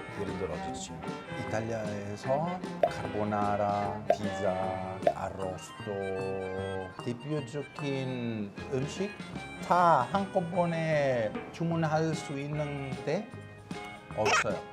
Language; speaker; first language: Korean; non-native, learner; Italian